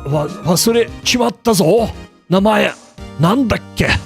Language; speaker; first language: Japanese; non-native, learner; English